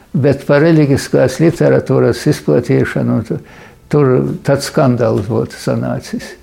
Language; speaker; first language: Latvian; native; Latvian